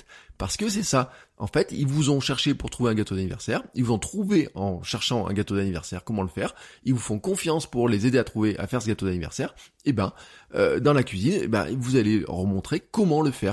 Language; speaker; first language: French; native; French